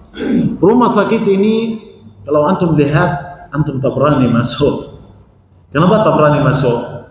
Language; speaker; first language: Indonesian; non-native, fluent; Arabic